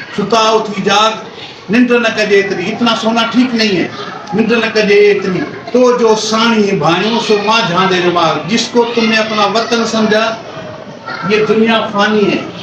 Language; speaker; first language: Urdu; non-native, local second language; Sindhi